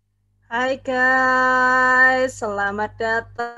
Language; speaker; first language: Indonesian; native; Indonesian